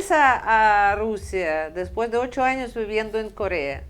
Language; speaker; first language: Spanish; non-native, fluent; Russian